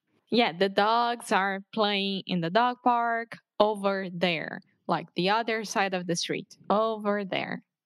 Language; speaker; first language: English; non-native, fluent; Portuguese